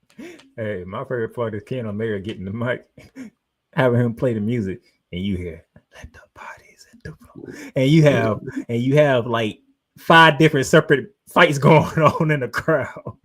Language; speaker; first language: English; native; English